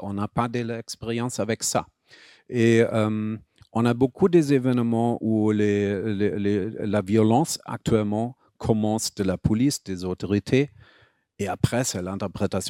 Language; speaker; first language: French; non-native, fluent; German